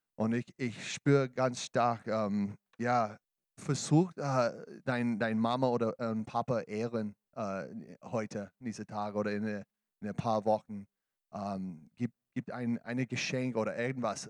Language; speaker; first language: German; non-native, learner; English